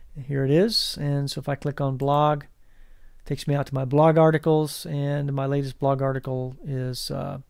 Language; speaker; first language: English; native; English